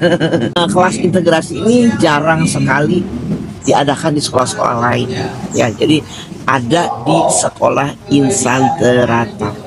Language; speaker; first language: Indonesian; native; Indonesian